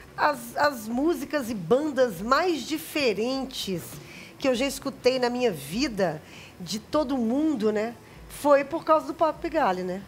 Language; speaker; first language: Portuguese; native; Portuguese